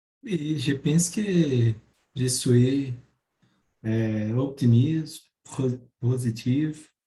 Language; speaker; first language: French; non-native, learner; Portuguese